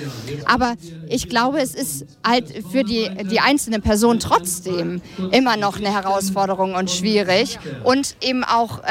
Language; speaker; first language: German; native; German